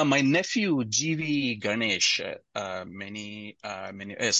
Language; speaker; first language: English; non-native, local second language; Tamil